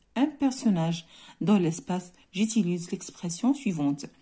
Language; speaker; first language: French; non-native, local second language; Arabic